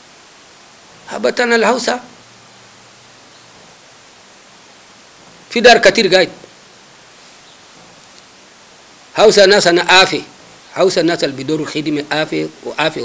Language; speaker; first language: Arabic; non-native, local second language; Hausa